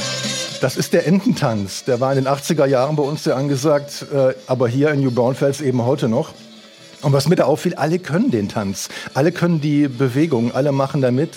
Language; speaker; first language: German; native; German